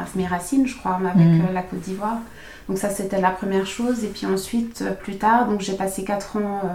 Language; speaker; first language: French; native; French